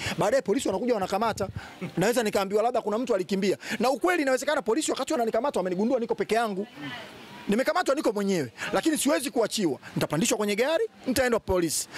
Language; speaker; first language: Swahili; native; Swahili